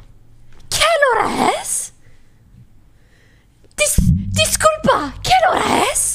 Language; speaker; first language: Spanish; non-native, learner; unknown